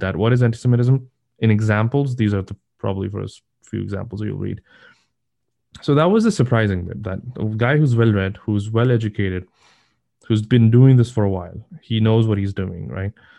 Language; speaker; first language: English; non-native, local second language; Urdu